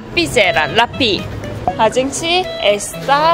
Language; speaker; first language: Portuguese; non-native, learner; Korean